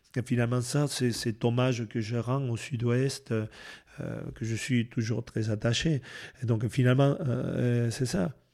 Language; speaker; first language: French; non-native, fluent; Spanish